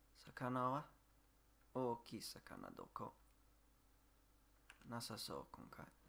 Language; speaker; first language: Japanese; non-native, learner; English